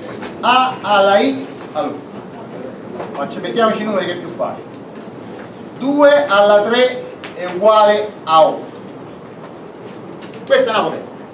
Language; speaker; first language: Italian; native; Italian